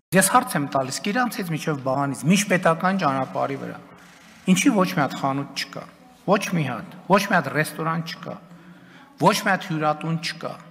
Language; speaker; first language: Armenian; native; Armenian